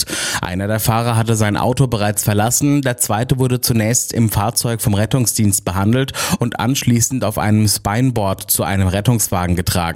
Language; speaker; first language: German; native; German